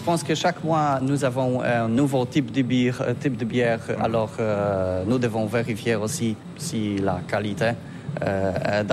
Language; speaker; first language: French; non-native, learner; Polish